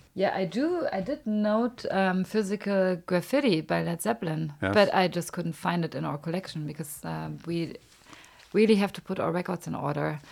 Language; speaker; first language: English; non-native, fluent; German